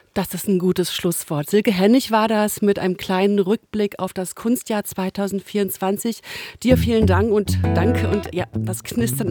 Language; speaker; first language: German; native; German